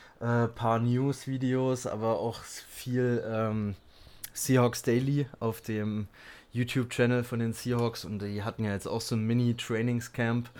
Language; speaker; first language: German; native; German